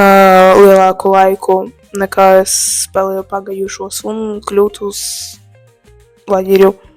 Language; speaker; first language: Latvian; non-native, local second language; Russian